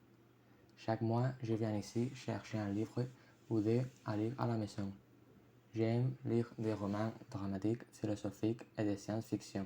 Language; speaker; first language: French; non-native, fluent; Spanish